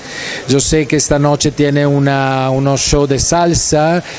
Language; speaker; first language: Spanish; non-native, fluent; Italian